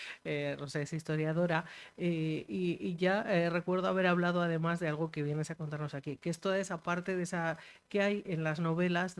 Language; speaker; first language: Spanish; native; Spanish